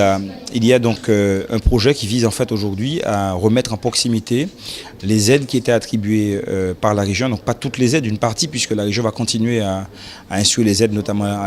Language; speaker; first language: French; native; French